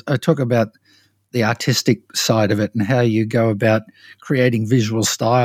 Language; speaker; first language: English; native; English